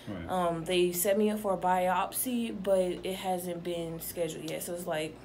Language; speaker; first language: English; native; English